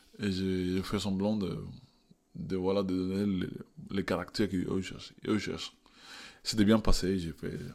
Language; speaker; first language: French; non-native, fluent; Spanish